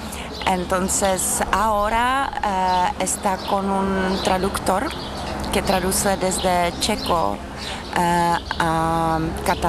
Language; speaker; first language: Spanish; non-native, fluent; Czech